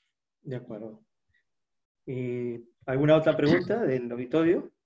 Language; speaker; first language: Spanish; native; Spanish